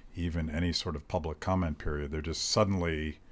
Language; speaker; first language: English; native; English